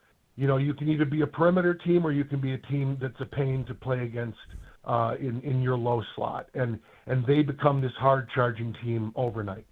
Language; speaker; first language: English; native; English